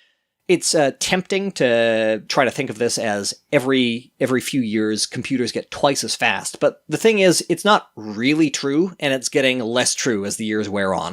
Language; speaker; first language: English; native; English